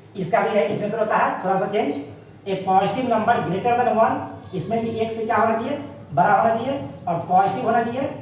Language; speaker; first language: Hindi; native; Hindi